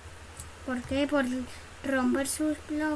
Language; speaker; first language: Spanish; native; Spanish